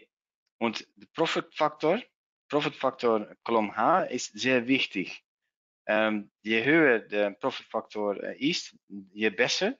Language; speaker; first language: German; non-native, learner; Dutch